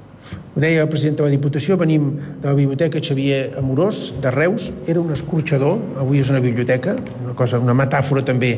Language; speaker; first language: Catalan; native; Catalan